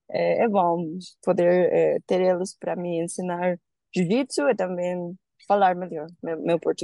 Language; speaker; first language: Portuguese; non-native, learner; Spanish